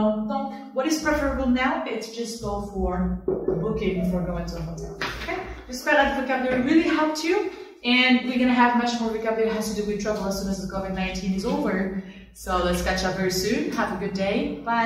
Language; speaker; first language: English; non-native, fluent; Arabic